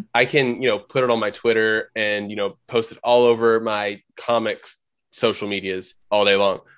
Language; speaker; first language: English; native; English